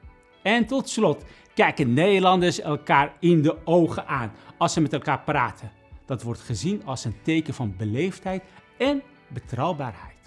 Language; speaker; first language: Dutch; non-native, fluent; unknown